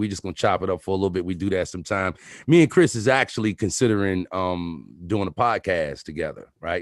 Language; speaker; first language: English; native; English